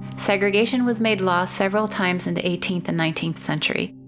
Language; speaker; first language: English; non-native, fluent; Portuguese